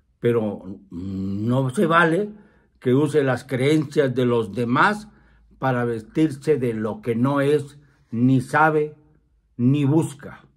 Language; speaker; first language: Spanish; native; Spanish